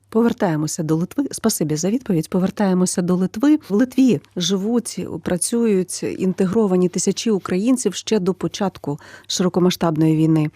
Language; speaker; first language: Ukrainian; native; Ukrainian